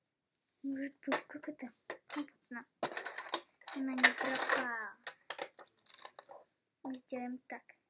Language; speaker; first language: Russian; early bilingual, heritage; Russian